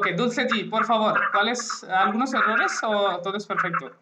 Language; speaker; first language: Spanish; non-native, learner; Hindi